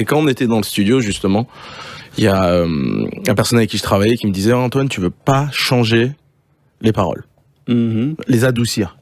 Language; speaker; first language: French; native; French